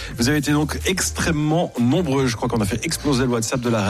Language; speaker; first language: French; native; French